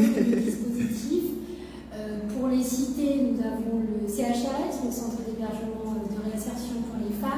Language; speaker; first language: French; native; French